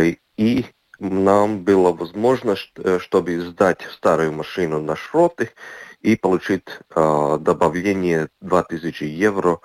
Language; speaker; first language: Russian; non-native, local second language; Latvian